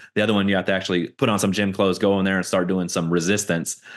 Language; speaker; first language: English; native; English